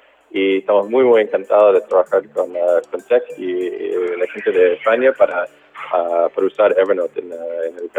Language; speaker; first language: Spanish; non-native, fluent; English